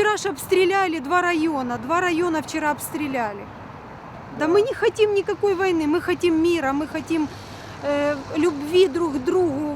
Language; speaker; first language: Russian; native; Russian